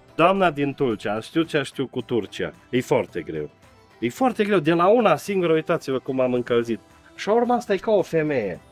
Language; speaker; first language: Romanian; native; Romanian